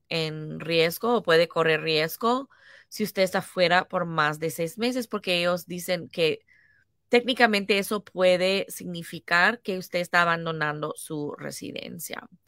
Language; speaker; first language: Spanish; non-native, fluent; English